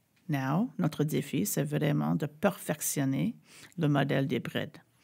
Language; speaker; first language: French; non-native, fluent; English